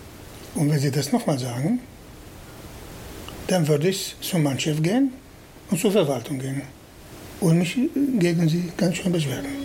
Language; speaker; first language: German; non-native, fluent; Arabic